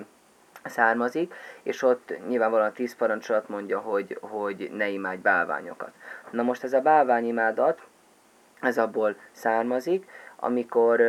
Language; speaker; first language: Hungarian; native; Hungarian